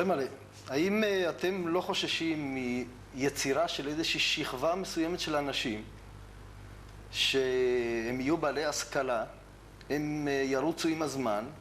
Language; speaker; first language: Hebrew; native; Hebrew